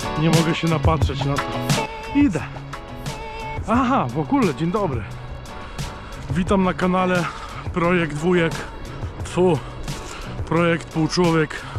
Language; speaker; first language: Polish; native; Polish